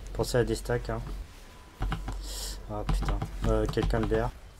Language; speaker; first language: French; native; French